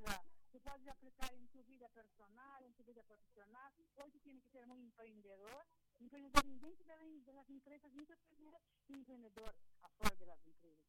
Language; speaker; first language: Spanish; non-native, fluent; Portuguese